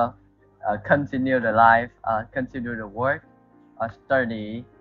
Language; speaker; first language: English; non-native, learner; Vietnamese